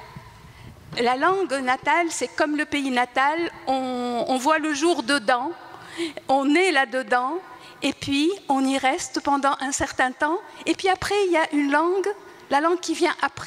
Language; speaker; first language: French; non-native, local second language; Arabic